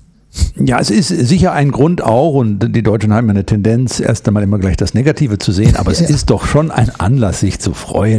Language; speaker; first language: German; native; German